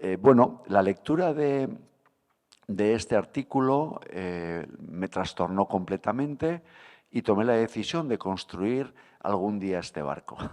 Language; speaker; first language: Spanish; native; Spanish